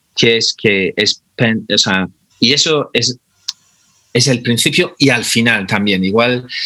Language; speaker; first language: Spanish; non-native, fluent; English